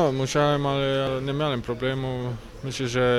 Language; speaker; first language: Polish; non-native, fluent; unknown